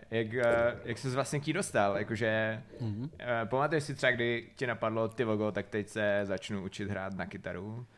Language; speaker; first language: Czech; native; Czech